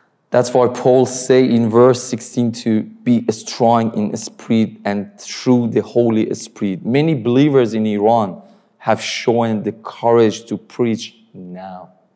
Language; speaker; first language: English; non-native, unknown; Persian